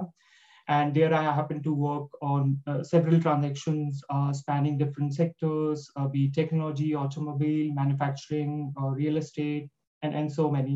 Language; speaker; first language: English; non-native, local second language; Hindi